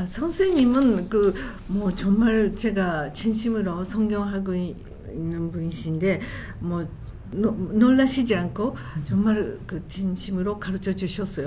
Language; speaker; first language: Korean; non-native, fluent; Japanese